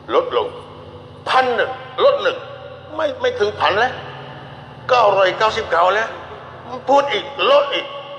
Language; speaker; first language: Thai; non-native, local second language; Malay